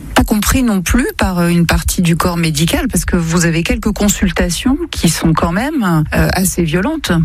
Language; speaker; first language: French; native; French